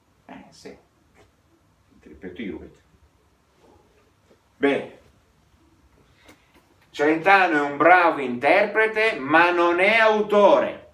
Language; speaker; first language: Italian; non-native, fluent; Russian